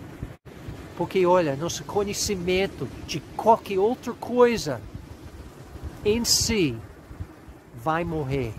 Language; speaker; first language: Portuguese; non-native, fluent; English